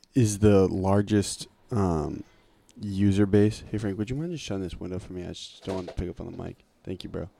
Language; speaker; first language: English; native; English